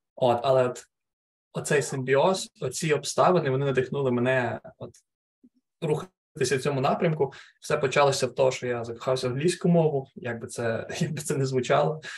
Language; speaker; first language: Ukrainian; native; Ukrainian